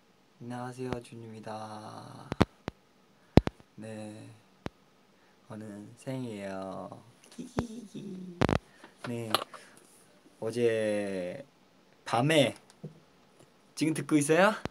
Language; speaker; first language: Korean; non-native, fluent; Chinese